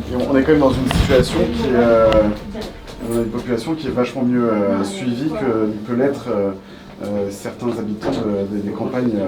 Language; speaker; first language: French; native; French